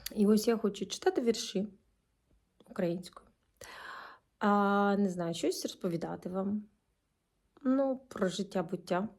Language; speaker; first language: Ukrainian; non-native, local second language; Russian